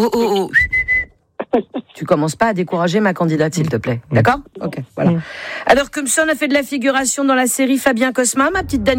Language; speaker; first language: French; native; French